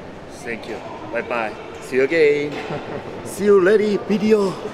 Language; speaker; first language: English; non-native, learner; Korean